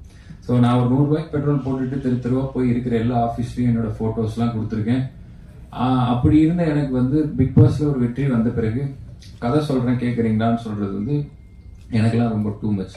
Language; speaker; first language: Tamil; native; Tamil